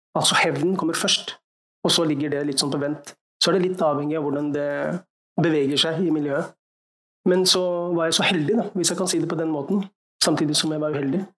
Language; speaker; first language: Norwegian; early bilingual, other home language; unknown